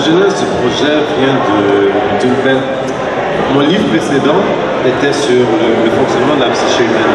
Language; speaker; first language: French; native; French